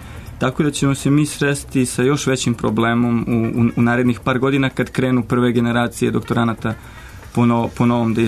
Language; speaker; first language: Serbian; native; Serbian